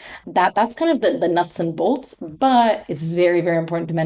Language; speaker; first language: English; non-native, local second language; Hindi